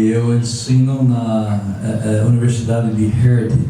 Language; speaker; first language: Portuguese; non-native, fluent; English